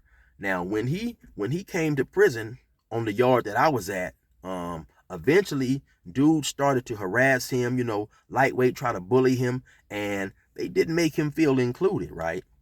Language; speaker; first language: English; native; English